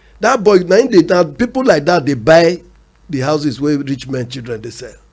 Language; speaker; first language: Nigerian Pidgin; non-native, local second language; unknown